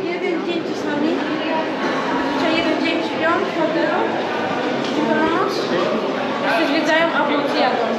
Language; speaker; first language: Polish; early bilingual, heritage; Polish